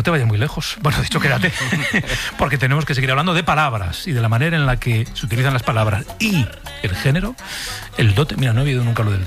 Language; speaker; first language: Spanish; native; Spanish